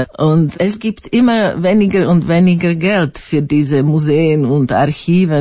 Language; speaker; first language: German; non-native, fluent; Slovak